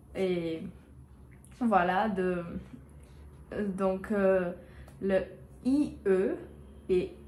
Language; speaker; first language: French; non-native, learner; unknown